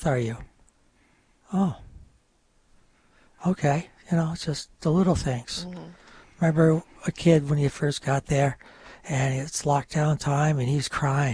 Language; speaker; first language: English; non-native, local second language; French